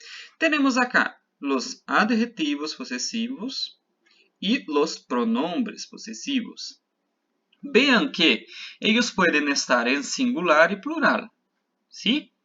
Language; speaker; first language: Spanish; non-native, fluent; Portuguese